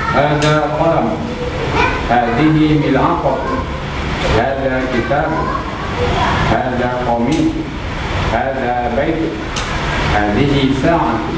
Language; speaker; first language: Arabic; non-native, learner; Indonesian